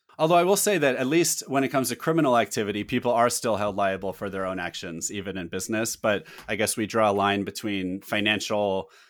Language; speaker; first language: English; native; English